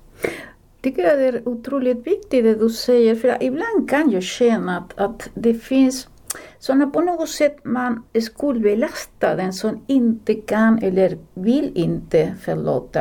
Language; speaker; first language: Swedish; non-native, fluent; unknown